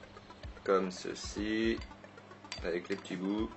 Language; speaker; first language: French; native; French